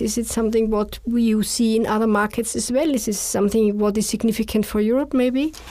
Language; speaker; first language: English; non-native, fluent; German